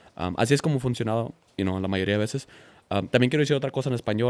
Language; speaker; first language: Spanish; early bilingual, heritage; Spanish